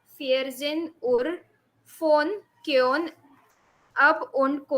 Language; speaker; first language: German; non-native, learner; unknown